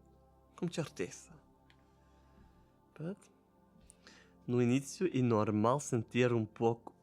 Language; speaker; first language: Portuguese; non-native, learner; German